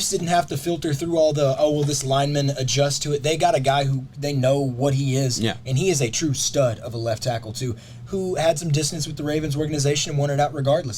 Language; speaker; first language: English; native; English